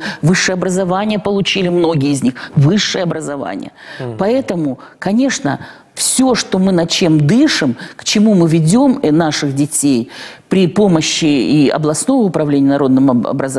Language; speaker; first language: Russian; native; Russian